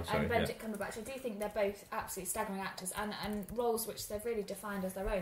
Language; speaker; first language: English; native; English